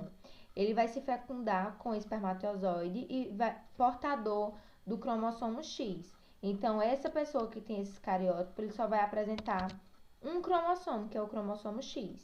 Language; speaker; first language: Portuguese; native; Portuguese